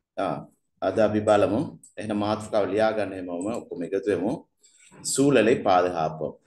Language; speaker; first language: Sinhala; non-native, local second language; Tamil